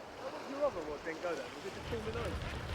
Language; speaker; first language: English; native; English